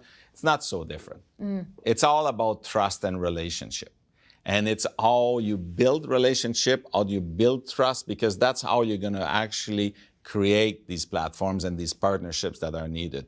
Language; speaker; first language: English; non-native, fluent; French